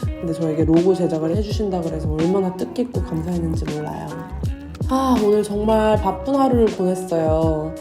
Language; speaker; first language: Korean; native; Korean